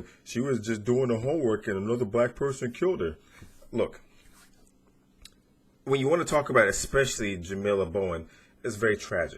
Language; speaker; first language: English; native; English